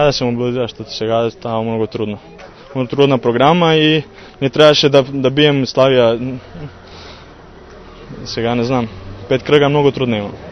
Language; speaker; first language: Bulgarian; non-native, learner; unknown